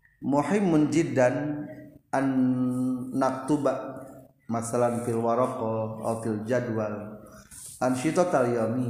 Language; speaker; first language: Arabic; non-native, fluent; Indonesian